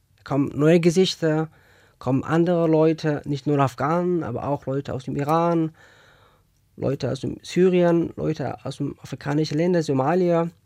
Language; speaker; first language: German; non-native, fluent; Persian